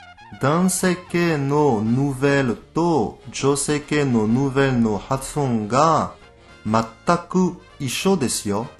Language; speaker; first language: Japanese; non-native, fluent; French